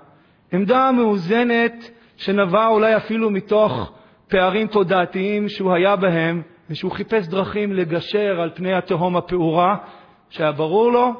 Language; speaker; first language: Hebrew; native; Hebrew